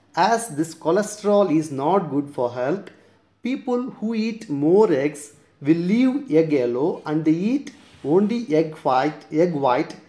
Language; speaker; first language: English; non-native, local second language; Telugu